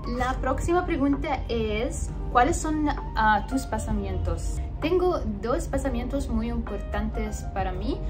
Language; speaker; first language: Spanish; non-native, learner; Arabic